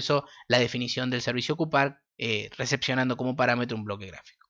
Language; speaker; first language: Spanish; native; Spanish